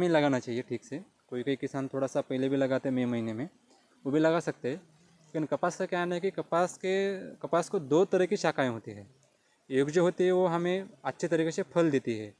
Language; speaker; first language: Hindi; non-native, local second language; Marathi